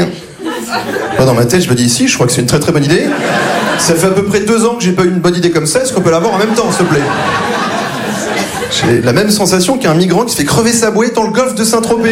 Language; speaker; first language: French; native; French